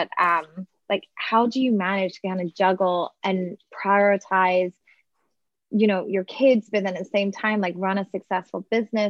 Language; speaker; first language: English; native; English